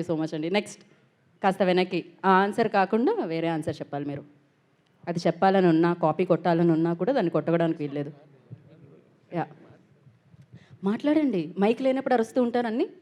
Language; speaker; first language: Telugu; native; Telugu